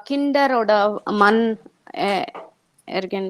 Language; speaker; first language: German; non-native, learner; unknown